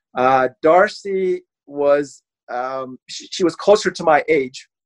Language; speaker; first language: English; non-native, fluent; Persian